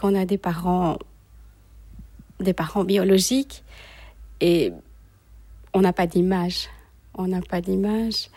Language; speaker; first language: French; native; French